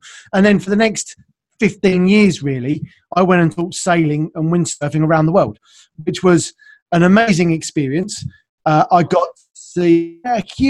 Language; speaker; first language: English; native; English